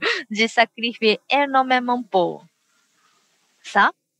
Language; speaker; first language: French; non-native, fluent; Japanese